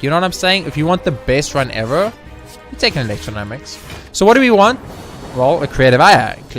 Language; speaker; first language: English; native; English